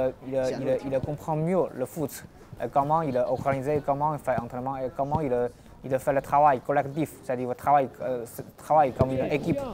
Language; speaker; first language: French; non-native, fluent; Chinese